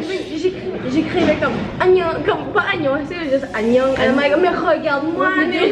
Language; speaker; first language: French; non-native, local second language; English